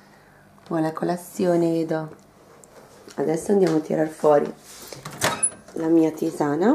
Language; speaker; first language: Italian; native; Italian